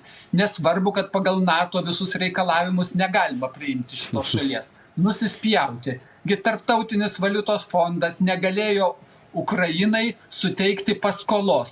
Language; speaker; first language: Lithuanian; native; Lithuanian